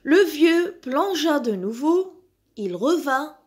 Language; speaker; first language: French; non-native, local second language; Arabic